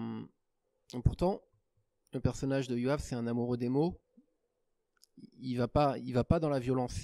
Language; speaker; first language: French; native; French